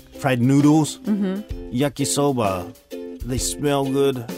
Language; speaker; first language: English; early bilingual, other home language; Japanese